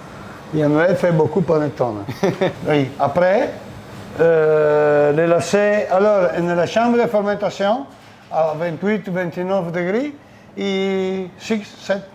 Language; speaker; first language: French; non-native, learner; Italian